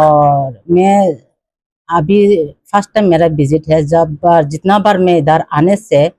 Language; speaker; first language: Hindi; non-native, local second language; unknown